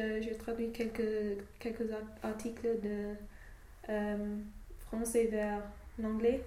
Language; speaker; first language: French; non-native, fluent; English